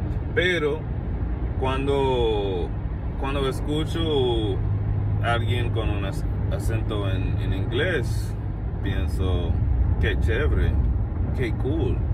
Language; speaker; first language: Spanish; non-native, learner; English